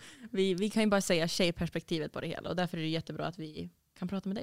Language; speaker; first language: Swedish; native; Swedish